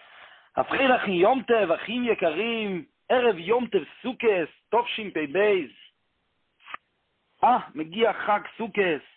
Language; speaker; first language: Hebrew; non-native, local second language; Yiddish